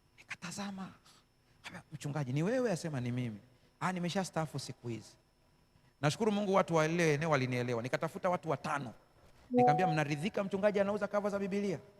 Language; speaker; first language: Swahili; native; Swahili